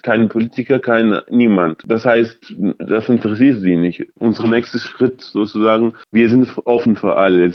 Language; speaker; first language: German; early bilingual, other home language; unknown